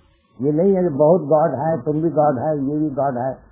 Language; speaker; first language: Hindi; non-native, local second language; Bangla